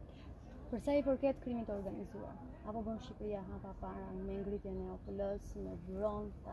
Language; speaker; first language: Albanian; native; Albanian